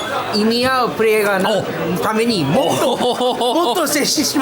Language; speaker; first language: Japanese; non-native, learner; Korean